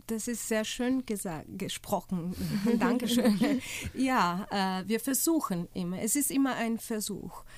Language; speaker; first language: German; non-native, fluent; Portuguese